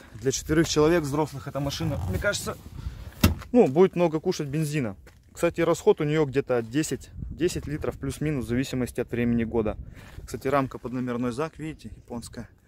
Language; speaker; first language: Russian; native; Russian